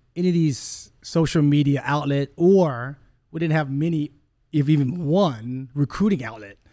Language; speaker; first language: English; early bilingual, other home language; Vietnamese